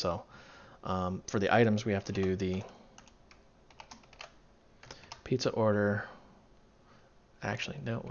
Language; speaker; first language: English; native; English